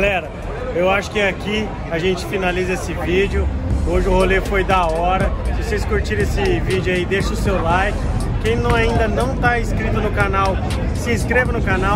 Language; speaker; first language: Portuguese; native; Portuguese